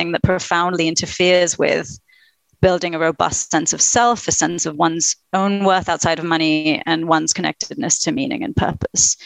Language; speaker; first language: English; native; English